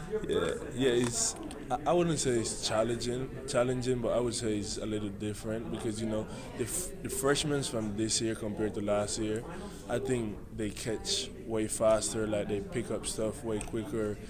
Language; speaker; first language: English; non-native, fluent; Spanish